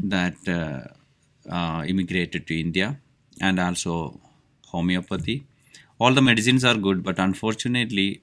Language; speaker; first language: English; non-native, local second language; Malayalam